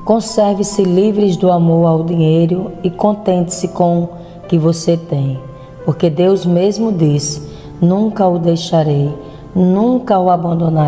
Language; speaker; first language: Portuguese; native; Portuguese